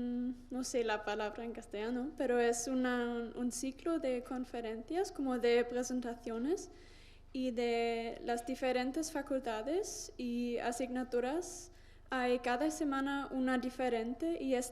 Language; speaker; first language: Spanish; non-native, learner; German